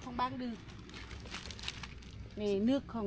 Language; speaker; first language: Vietnamese; native; Vietnamese